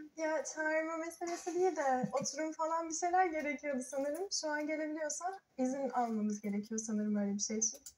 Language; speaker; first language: Turkish; early bilingual, heritage; Turkish